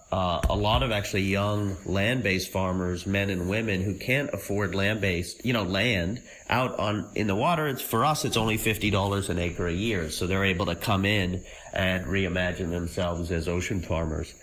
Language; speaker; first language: English; native; English